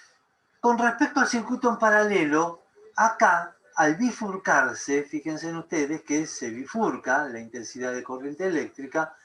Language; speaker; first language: Spanish; native; Spanish